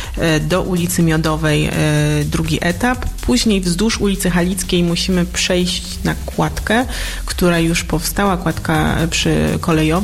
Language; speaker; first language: Polish; native; Polish